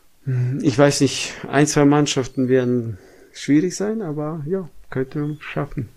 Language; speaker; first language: German; non-native, fluent; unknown